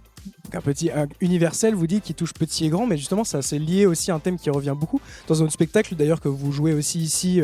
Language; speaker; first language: French; native; French